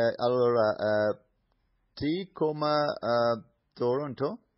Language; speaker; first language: Italian; non-native, learner; English